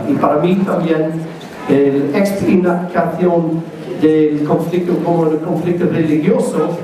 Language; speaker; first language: Spanish; non-native, learner; English